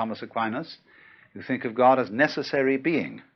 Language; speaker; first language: English; native; English